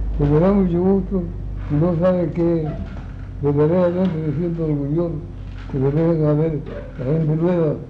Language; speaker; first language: Spanish; native; Spanish